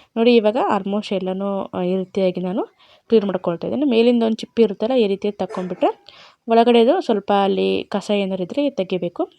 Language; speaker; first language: Kannada; non-native, local second language; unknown